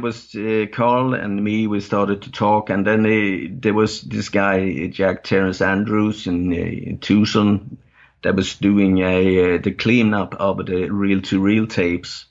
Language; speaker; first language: English; non-native, fluent; Danish